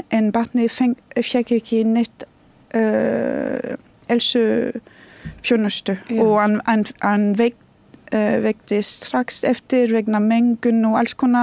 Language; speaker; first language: Icelandic; non-native, learner; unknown